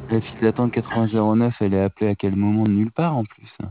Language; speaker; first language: French; native; French